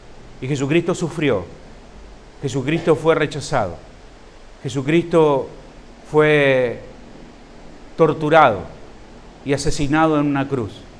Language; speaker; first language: Spanish; native; Spanish